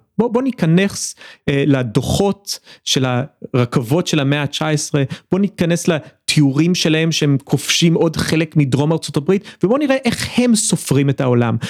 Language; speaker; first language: Hebrew; early bilingual, other home language; English